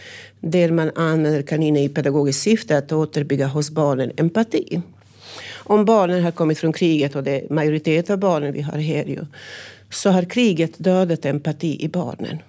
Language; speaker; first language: Swedish; non-native, fluent; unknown